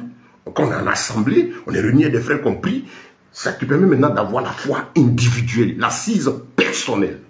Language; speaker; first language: French; native; French